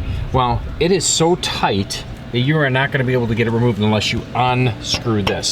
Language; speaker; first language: English; native; English